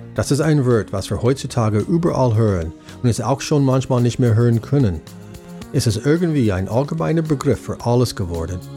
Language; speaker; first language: German; non-native, fluent; English